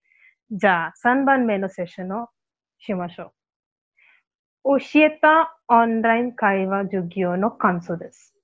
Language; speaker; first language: Japanese; non-native, learner; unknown